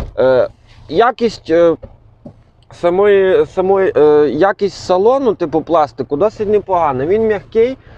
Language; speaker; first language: Ukrainian; native; Ukrainian